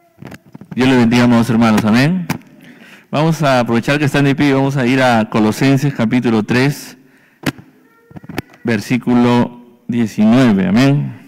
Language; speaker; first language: Spanish; native; Spanish